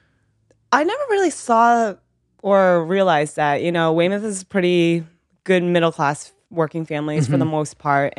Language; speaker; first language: English; early bilingual, other home language; Vietnamese